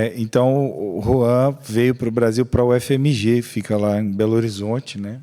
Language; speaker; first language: Portuguese; native; Portuguese